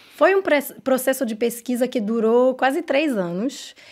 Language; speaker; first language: Portuguese; non-native, fluent; English